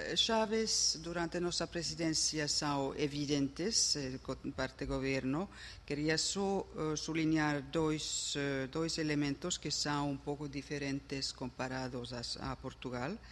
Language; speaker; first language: Portuguese; non-native, learner; Finnish